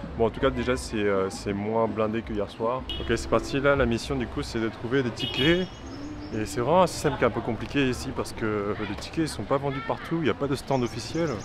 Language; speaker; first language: French; early bilingual, other home language; Chinese